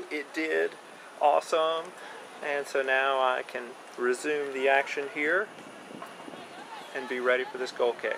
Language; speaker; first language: English; native; English